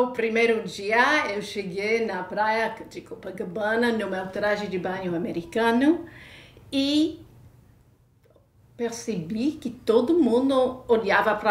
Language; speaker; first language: Portuguese; non-native, fluent; English